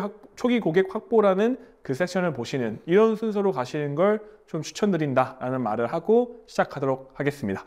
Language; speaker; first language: Korean; native; Korean